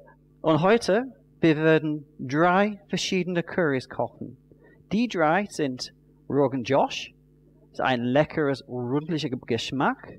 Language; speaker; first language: German; non-native, fluent; English